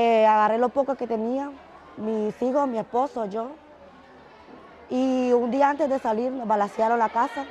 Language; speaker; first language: Spanish; native; Spanish